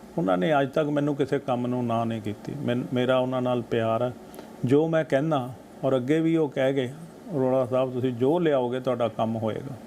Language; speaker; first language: Punjabi; native; Punjabi